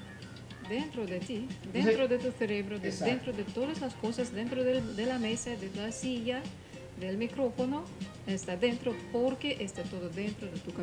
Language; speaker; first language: Spanish; non-native, fluent; Russian